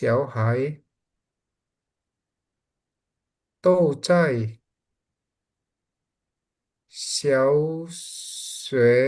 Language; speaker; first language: Chinese; non-native, learner; Indonesian